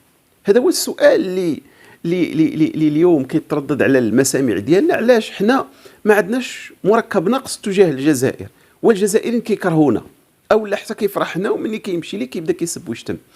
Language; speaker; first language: Arabic; native; Arabic